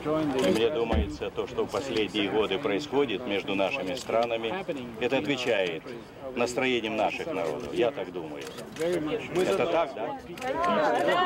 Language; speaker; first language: Russian; native; Russian